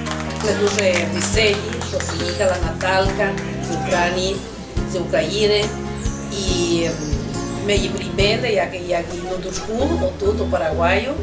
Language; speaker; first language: Ukrainian; early bilingual, heritage; Ukrainian